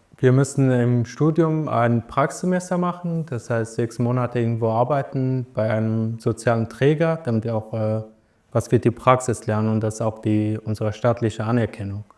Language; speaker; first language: German; non-native, fluent; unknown